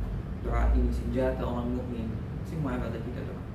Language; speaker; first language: Indonesian; non-native, learner; Arabic